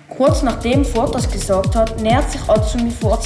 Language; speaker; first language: German; native; German